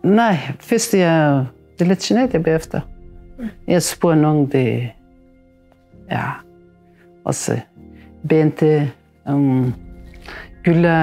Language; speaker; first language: Danish; non-native, learner; Turkish